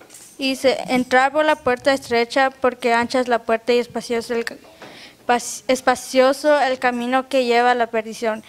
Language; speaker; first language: Spanish; early bilingual, other home language; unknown